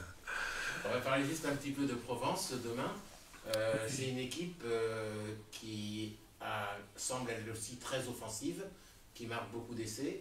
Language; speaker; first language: French; native; French